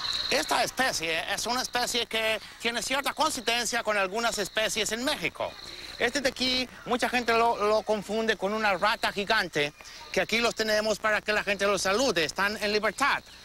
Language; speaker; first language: Spanish; native; Spanish